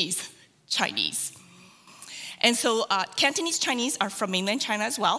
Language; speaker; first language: English; native; English